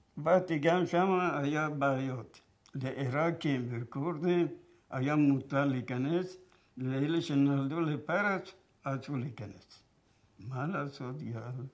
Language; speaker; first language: Hebrew; non-native, fluent; Persian